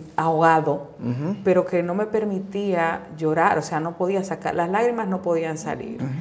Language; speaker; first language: Spanish; native; Spanish